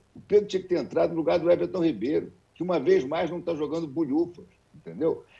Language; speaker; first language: Portuguese; native; Portuguese